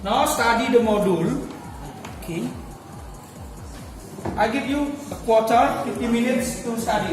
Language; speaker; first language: English; non-native, learner; Indonesian